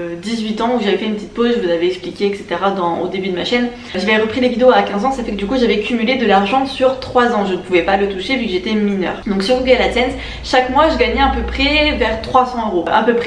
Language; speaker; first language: French; native; French